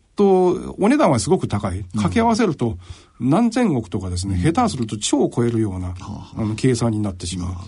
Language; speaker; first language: Japanese; native; Japanese